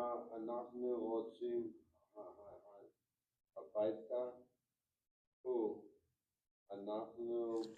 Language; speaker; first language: Hebrew; non-native, learner; English